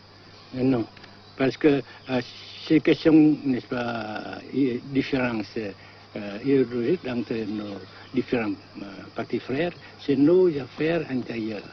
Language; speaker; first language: French; non-native, local second language; Vietnamese